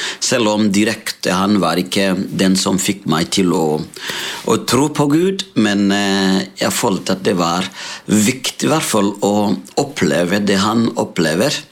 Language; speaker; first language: Norwegian; non-native, fluent; Rundi